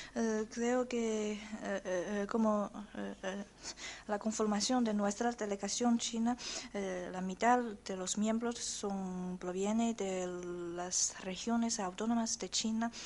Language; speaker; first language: Spanish; non-native, fluent; Chinese